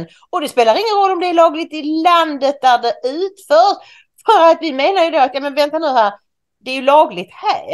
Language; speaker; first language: Swedish; native; Swedish